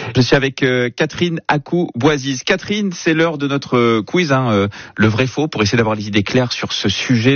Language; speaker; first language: French; native; French